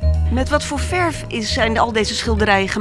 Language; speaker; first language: Dutch; native; Dutch